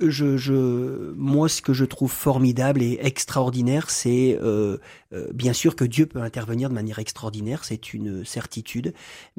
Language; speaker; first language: French; native; French